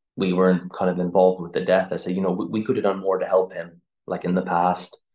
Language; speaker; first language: English; native; English